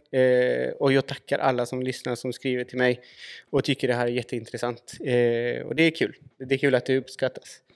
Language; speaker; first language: Swedish; native; Swedish